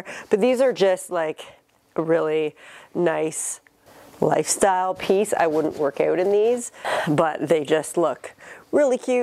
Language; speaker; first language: English; native; English